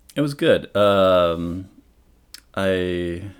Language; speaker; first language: English; native; English